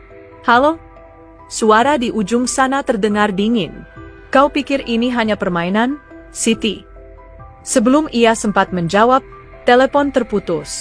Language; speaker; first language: Indonesian; native; Indonesian